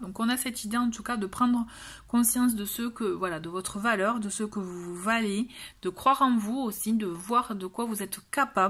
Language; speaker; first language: French; native; French